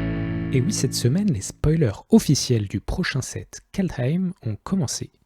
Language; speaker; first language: French; native; French